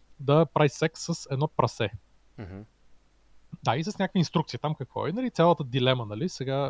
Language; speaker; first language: Bulgarian; native; Bulgarian